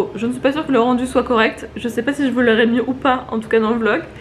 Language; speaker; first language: French; native; French